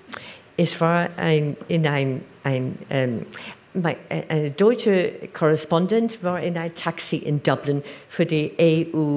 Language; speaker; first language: German; non-native, learner; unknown